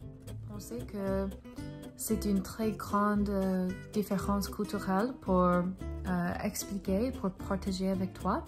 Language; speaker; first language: French; non-native, learner; English